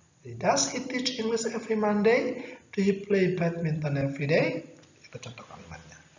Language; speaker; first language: English; non-native, fluent; Indonesian